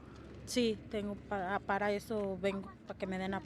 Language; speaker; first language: Spanish; native; Spanish